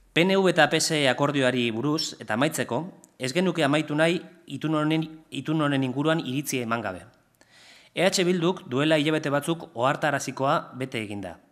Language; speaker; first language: Basque; non-native, local second language; Spanish